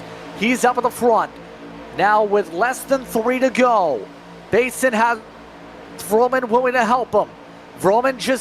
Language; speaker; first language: English; native; English